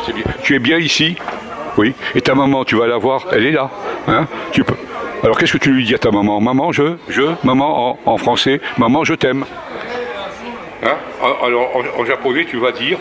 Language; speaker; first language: French; native; French